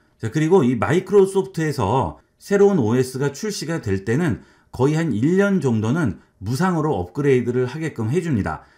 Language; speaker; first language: Korean; native; Korean